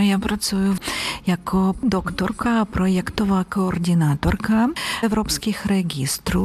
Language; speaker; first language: Czech; non-native, learner; Ukrainian